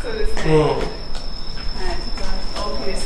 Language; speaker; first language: Japanese; non-native, learner; English